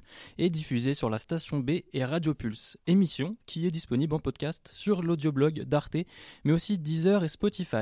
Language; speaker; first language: French; native; French